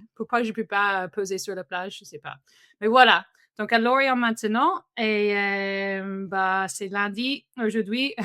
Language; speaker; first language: French; non-native, fluent; English